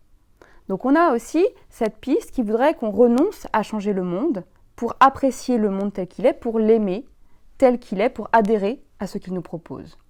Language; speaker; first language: French; native; French